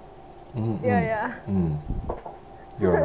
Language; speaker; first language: English; non-native, learner; Korean